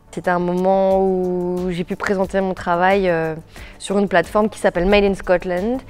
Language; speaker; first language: French; native; French